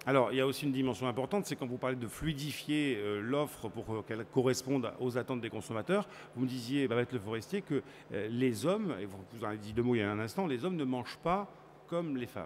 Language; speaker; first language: French; native; French